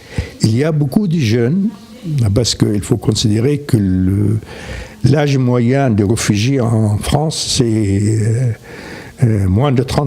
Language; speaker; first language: French; non-native, fluent; Arabic